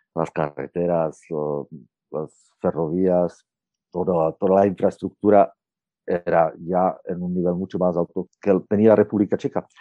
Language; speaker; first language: Spanish; non-native, fluent; Czech